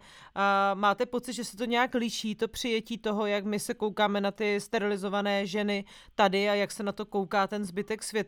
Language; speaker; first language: Czech; native; Czech